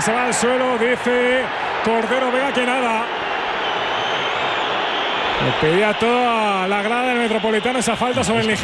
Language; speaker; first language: Spanish; native; Spanish